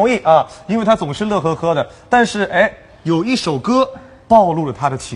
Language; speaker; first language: Chinese; native; Chinese